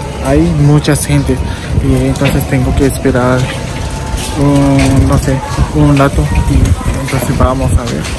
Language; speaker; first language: Spanish; non-native, learner; Japanese